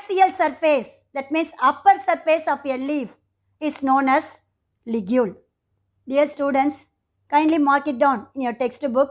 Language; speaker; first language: English; non-native, local second language; Tamil